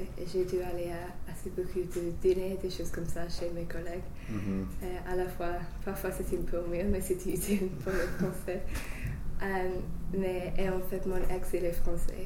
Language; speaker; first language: French; non-native, fluent; English